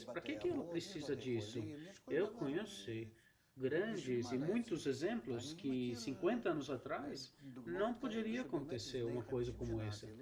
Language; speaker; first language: Portuguese; non-native, fluent; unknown